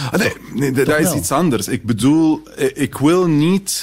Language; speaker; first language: Dutch; non-native, fluent; Arabic